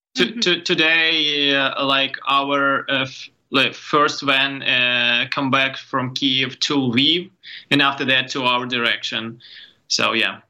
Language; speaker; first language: English; non-native, learner; Ukrainian